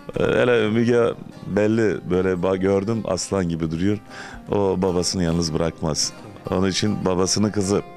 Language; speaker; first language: Turkish; native; Turkish